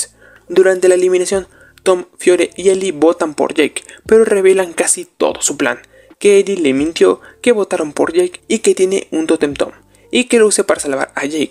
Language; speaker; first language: Spanish; native; Spanish